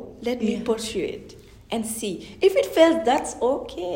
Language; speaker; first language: English; non-native, fluent; Fula